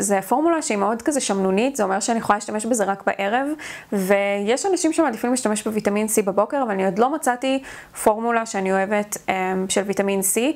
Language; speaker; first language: Hebrew; native; Hebrew